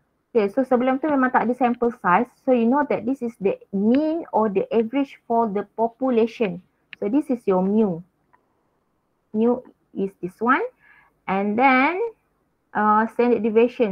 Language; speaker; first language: English; non-native, local second language; Malay